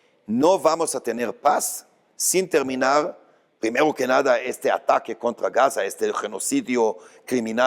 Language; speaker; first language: Spanish; non-native, fluent; Hebrew